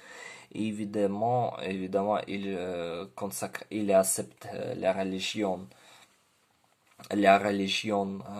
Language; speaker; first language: French; non-native, learner; Ukrainian